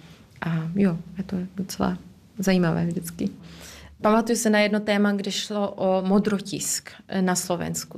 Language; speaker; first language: Czech; early bilingual, heritage; Czech